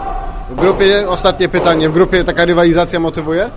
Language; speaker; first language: Polish; native; Polish